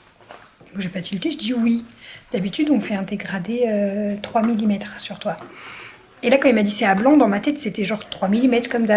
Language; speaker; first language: French; native; French